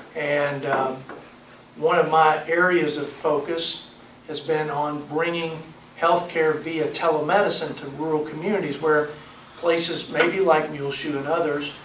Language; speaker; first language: English; native; English